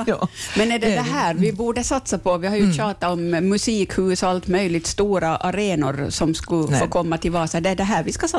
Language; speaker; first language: Swedish; native; Swedish